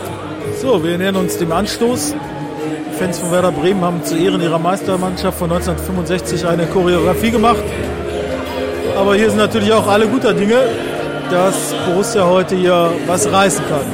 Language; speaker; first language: German; native; German